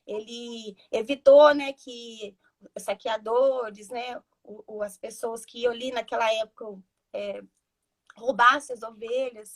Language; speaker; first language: Portuguese; native; Portuguese